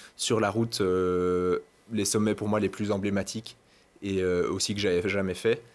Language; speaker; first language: French; native; French